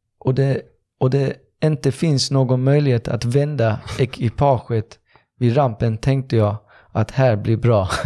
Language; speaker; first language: Swedish; early bilingual, other home language; Persian